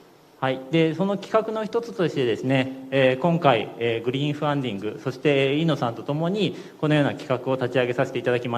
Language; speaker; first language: Japanese; native; Japanese